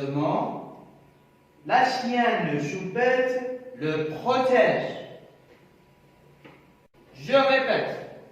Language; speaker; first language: French; non-native, local second language; Arabic